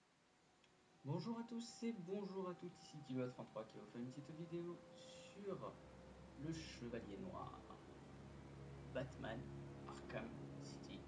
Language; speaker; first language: French; native; French